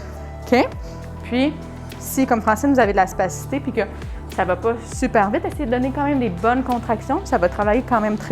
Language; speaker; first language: French; native; French